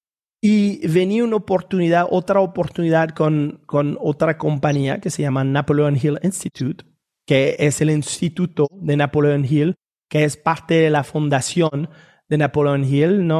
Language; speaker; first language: Spanish; non-native, fluent; French